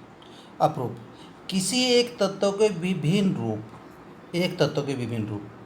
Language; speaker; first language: Hindi; native; Hindi